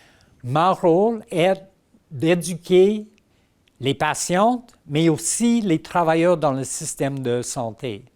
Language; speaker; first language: French; non-native, fluent; English